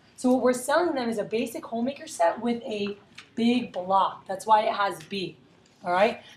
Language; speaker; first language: English; early bilingual, other home language; Spanish